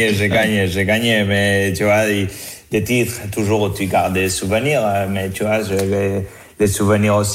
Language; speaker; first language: French; non-native, fluent; Spanish